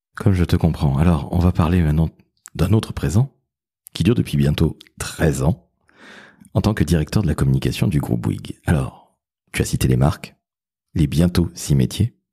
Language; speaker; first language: French; native; French